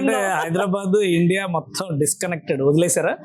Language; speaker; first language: Telugu; native; Telugu